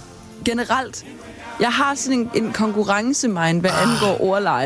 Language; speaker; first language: Danish; native; Danish